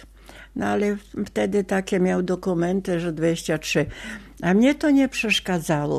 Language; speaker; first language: Polish; non-native, local second language; Ukrainian